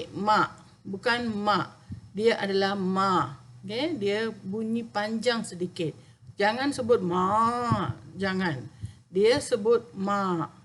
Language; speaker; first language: Malay; non-native, local second language; Tamil